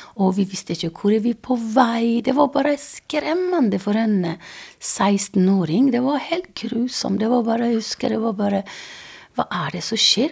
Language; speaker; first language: Norwegian; non-native, fluent; Persian